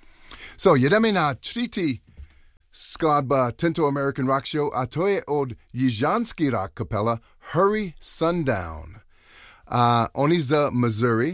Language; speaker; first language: Czech; non-native, learner; English